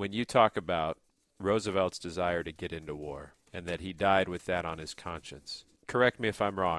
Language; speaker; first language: English; native; English